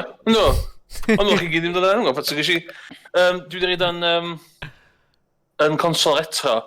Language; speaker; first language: Welsh; native; Welsh